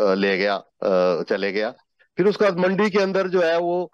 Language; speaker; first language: Hindi; native; Hindi